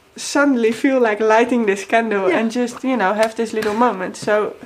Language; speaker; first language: English; non-native, fluent; Dutch